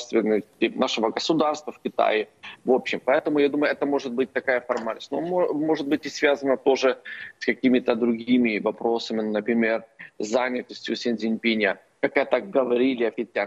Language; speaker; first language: Russian; non-native, local second language; Ukrainian